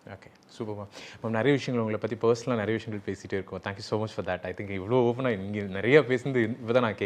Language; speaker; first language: Tamil; native; Tamil